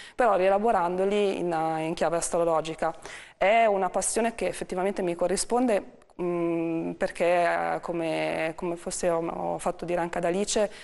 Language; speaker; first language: Italian; native; Italian